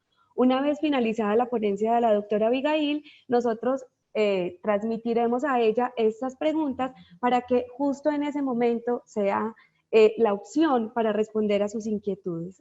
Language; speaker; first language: Spanish; native; Spanish